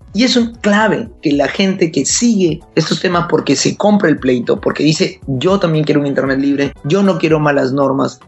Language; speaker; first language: Spanish; native; Spanish